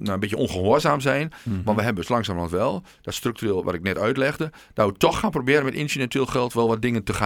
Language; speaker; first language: Dutch; native; Dutch